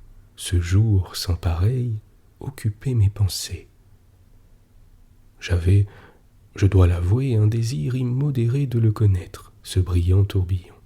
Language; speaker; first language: French; native; French